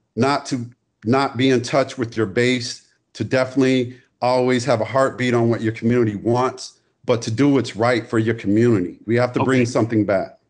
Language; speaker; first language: English; native; English